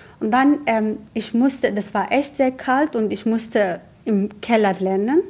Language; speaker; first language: German; non-native, learner; Arabic